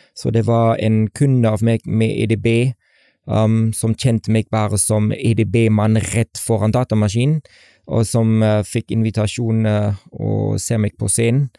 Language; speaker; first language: Norwegian; non-native, fluent; German